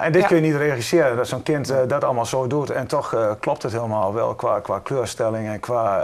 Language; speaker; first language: Dutch; native; Dutch